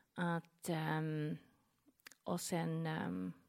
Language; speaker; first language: Swedish; non-native, fluent; English